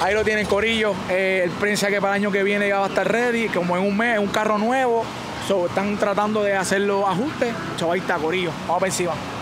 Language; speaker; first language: Spanish; native; Spanish